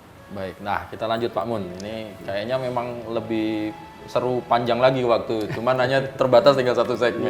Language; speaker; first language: Indonesian; native; Indonesian